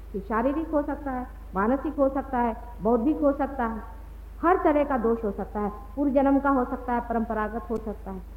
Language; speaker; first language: Hindi; non-native, local second language; Marathi